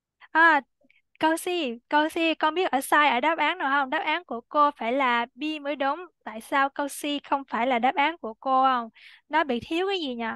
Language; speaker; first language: Vietnamese; native; Vietnamese